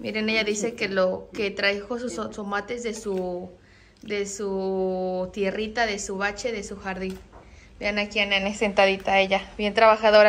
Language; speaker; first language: Spanish; native; Spanish